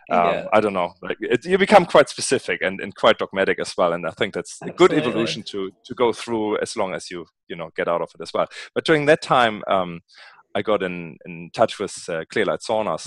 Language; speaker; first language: English; non-native, fluent; German